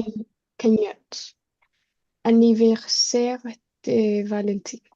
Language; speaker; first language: French; non-native, learner; Spanish